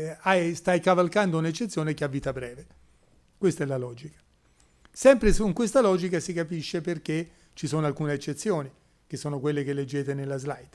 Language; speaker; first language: Italian; native; Italian